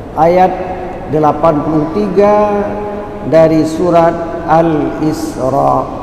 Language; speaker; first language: Malay; non-native, local second language; Achinese